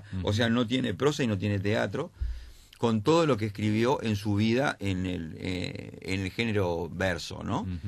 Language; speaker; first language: Spanish; native; Spanish